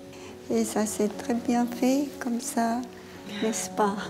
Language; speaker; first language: French; non-native, fluent; Korean